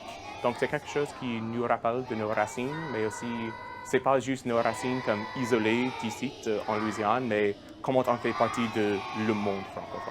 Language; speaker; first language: French; non-native, local second language; English